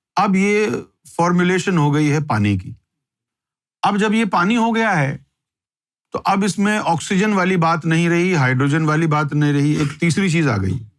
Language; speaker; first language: Urdu; native; Urdu